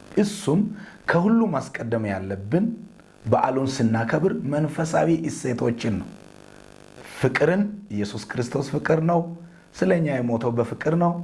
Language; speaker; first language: Amharic; non-native, local second language; Wolaytta